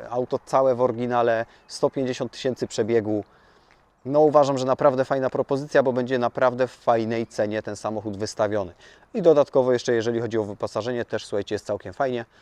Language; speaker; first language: Polish; native; Polish